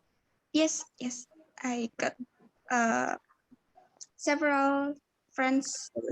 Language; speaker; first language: English; non-native, learner; Indonesian